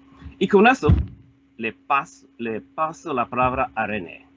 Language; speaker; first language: Spanish; non-native, fluent; English